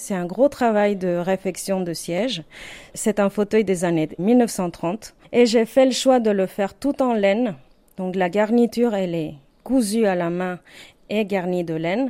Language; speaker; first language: French; non-native, fluent; Spanish